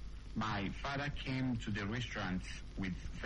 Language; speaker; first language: English; non-native, learner; Chinese